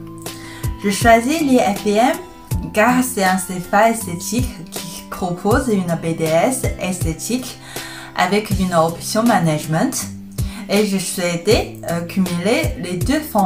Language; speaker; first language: French; non-native, fluent; Chinese